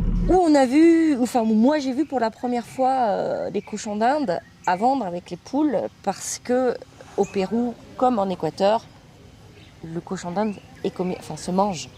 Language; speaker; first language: French; native; French